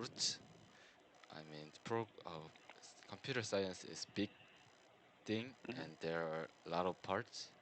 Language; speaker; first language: English; non-native, learner; Korean